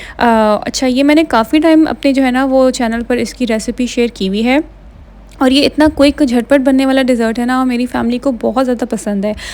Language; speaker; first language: Urdu; native; Urdu